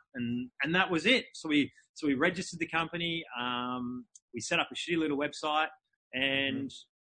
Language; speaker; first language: English; native; English